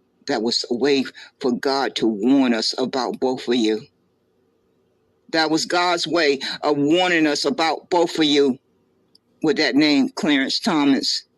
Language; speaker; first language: English; native; English